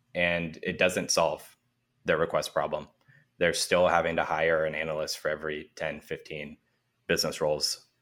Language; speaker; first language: English; native; English